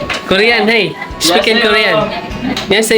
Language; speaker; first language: English; non-native, local second language; Filipino